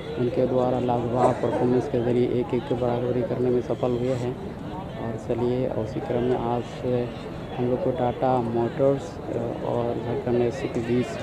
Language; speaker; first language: Hindi; native; Hindi